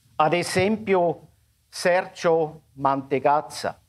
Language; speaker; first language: Italian; non-native, local second language; German